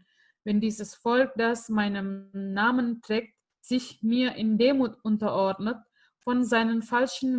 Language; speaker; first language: German; non-native, fluent; Indonesian